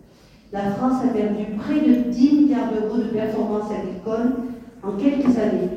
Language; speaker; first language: French; native; French